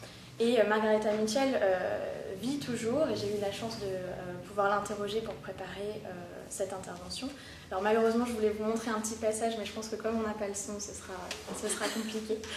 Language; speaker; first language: French; native; French